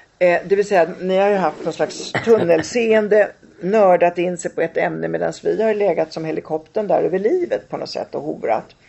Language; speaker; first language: Swedish; early bilingual, other home language; Italian